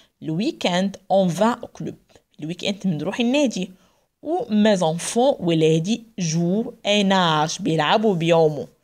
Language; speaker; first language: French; non-native, fluent; Arabic